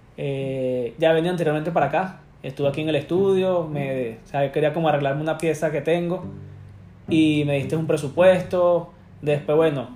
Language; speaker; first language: Spanish; native; Spanish